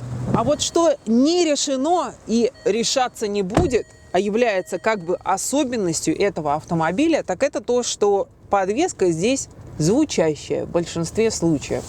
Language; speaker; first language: Russian; native; Russian